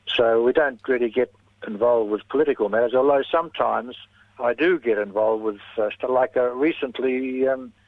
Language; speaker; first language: English; early bilingual, other home language; Estonian